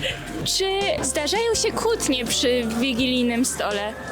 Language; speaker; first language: Polish; native; Polish